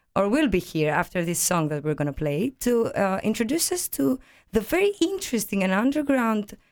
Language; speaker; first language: English; non-native, fluent; Greek